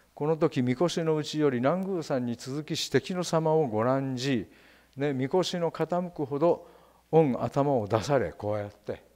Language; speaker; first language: Japanese; native; Japanese